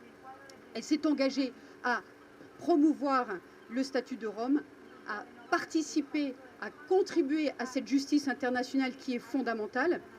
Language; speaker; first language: French; native; French